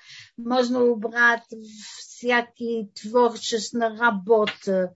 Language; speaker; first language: Russian; non-native, fluent; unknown